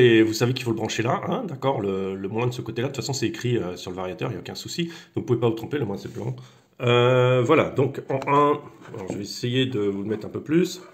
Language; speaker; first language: French; native; French